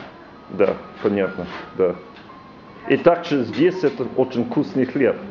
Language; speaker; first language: Russian; non-native, learner; English